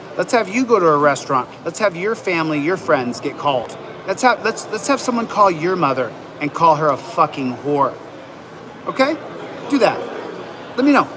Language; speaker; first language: English; native; English